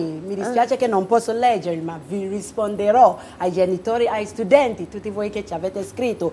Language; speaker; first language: Italian; non-native, fluent; Akan